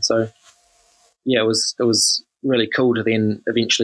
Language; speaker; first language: English; native; English